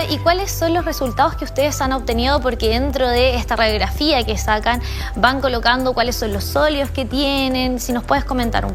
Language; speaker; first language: Spanish; native; Spanish